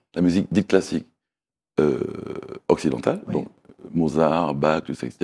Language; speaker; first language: French; native; French